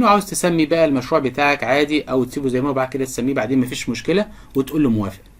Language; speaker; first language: Arabic; native; Arabic